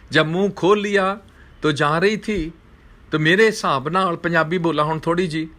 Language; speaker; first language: Hindi; non-native, local second language; Punjabi